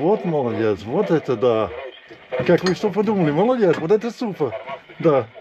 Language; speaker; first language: Russian; non-native, learner; English